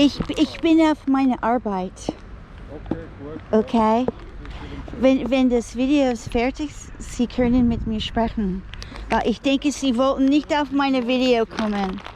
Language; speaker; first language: German; non-native, learner; English